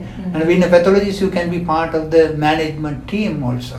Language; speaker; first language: English; non-native, local second language; Sinhala